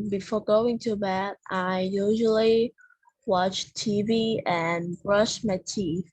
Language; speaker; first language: English; non-native, learner; Vietnamese